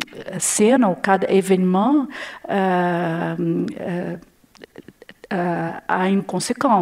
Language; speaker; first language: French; non-native, learner; Portuguese